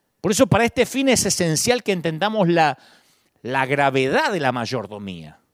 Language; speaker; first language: Spanish; native; Spanish